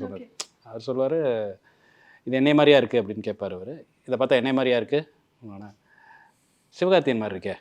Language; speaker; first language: Tamil; native; Tamil